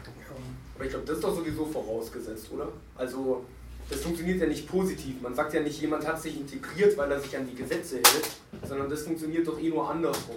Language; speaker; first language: German; native; German